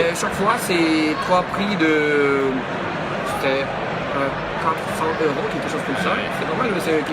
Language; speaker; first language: French; non-native, learner; Russian